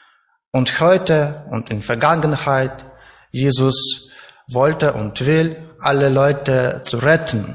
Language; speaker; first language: German; non-native, learner; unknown